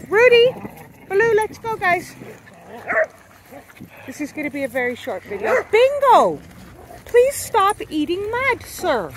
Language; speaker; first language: English; native; English